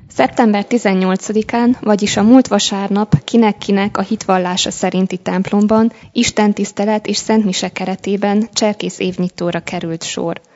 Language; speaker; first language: Hungarian; native; Hungarian